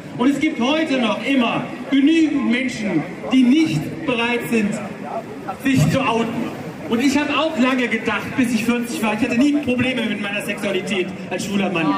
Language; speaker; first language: German; native; German